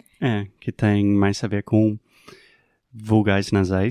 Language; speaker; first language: Portuguese; non-native, fluent; English